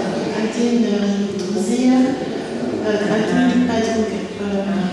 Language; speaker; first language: Russian; non-native, learner; French